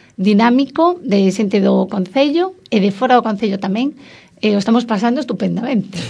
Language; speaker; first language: Galician; non-native, local second language; Spanish